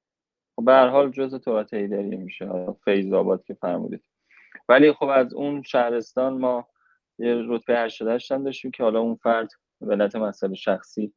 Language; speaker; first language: Persian; native; Persian